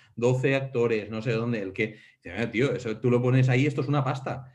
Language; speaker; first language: Spanish; non-native, local second language; Catalan